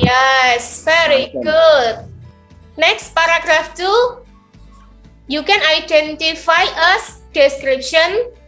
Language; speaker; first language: English; non-native, learner; Indonesian